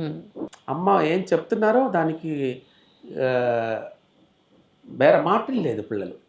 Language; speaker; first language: Telugu; non-native, local second language; Tamil